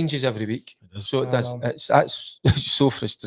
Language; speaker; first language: English; native; English